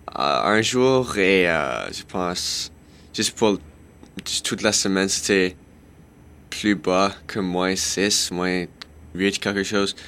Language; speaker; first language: French; non-native, local second language; English